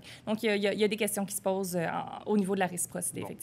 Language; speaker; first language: French; native; French